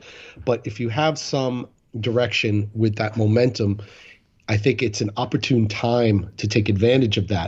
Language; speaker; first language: English; native; English